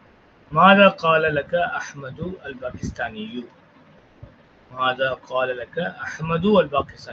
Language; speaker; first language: Arabic; non-native, fluent; Tamil